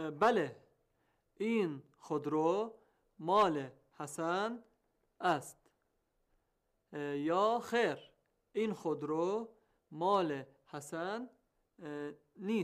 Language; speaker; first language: Persian; non-native, learner; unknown